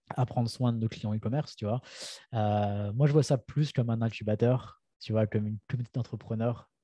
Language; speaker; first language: French; native; French